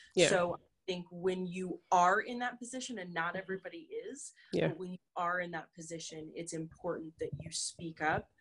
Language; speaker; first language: English; native; English